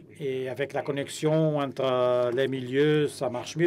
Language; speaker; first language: French; non-native, fluent; Spanish